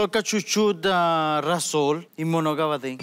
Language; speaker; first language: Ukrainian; non-native, learner; Spanish